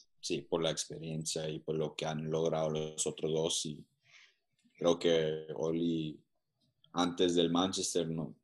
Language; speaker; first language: Spanish; early bilingual, heritage; Spanish